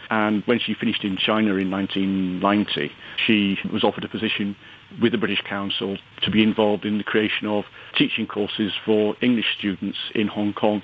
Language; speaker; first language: English; native; English